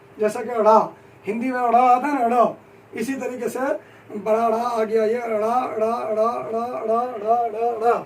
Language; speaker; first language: Hindi; native; Hindi